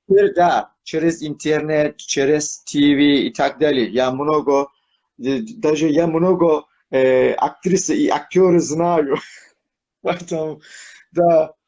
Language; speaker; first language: Russian; non-native, learner; Turkish